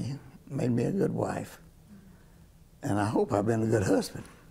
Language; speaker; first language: English; native; English